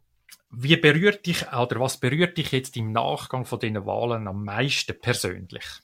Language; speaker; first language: German; native; German